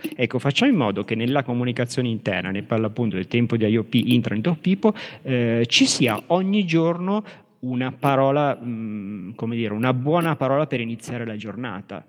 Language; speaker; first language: Italian; native; Italian